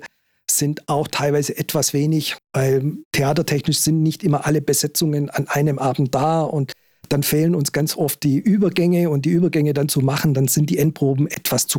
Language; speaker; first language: German; native; German